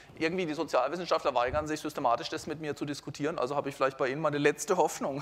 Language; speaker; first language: German; native; German